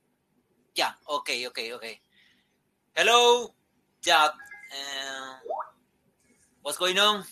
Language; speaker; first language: English; non-native, learner; Spanish